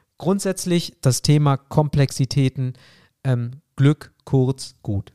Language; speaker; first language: German; non-native, fluent; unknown